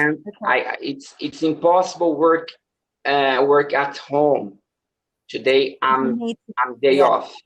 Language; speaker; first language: English; non-native, learner; Portuguese